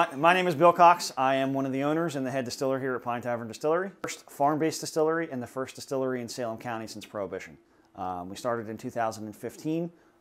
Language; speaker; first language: English; native; English